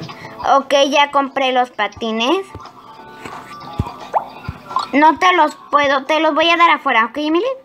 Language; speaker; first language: Spanish; native; Spanish